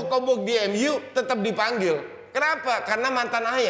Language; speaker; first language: Indonesian; native; Indonesian